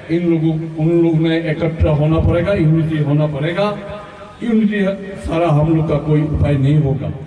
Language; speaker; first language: Hindi; non-native, local second language; Assamese